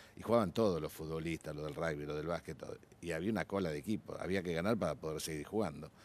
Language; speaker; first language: Spanish; native; Spanish